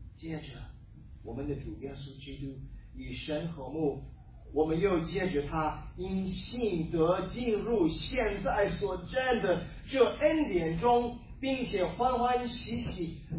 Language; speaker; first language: Chinese; non-native, fluent; English